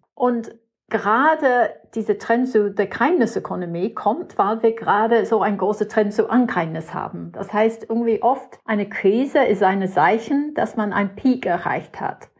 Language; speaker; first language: German; non-native, fluent; English